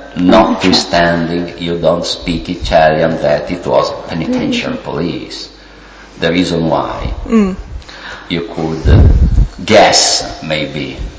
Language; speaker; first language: English; non-native, fluent; Italian